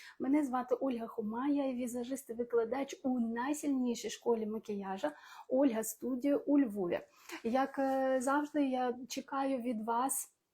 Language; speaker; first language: Ukrainian; non-native, local second language; Russian